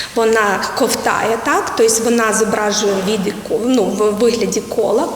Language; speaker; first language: Ukrainian; native; Ukrainian